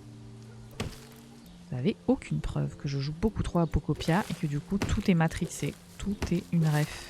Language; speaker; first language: French; native; French